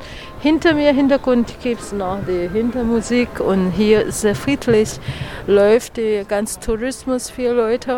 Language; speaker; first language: German; non-native, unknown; Chinese